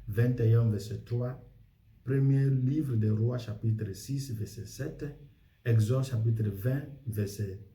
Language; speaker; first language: French; non-native, fluent; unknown